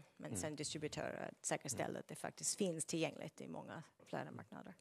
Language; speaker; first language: Swedish; non-native, fluent; English